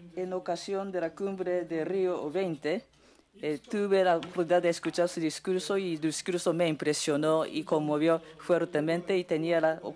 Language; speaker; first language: Spanish; non-native, fluent; Japanese